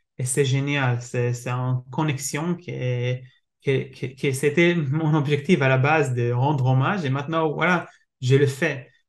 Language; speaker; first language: French; non-native, learner; Hebrew